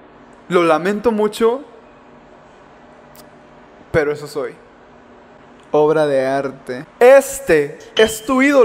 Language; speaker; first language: Spanish; native; Spanish